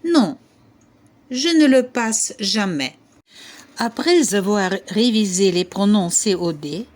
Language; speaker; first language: French; non-native, fluent; Ukrainian